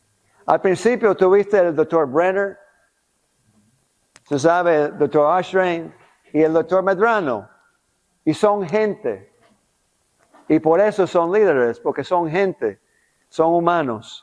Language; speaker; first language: Spanish; non-native, local second language; English